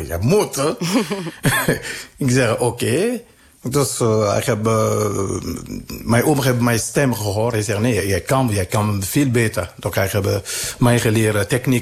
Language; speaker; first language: Dutch; non-native, learner; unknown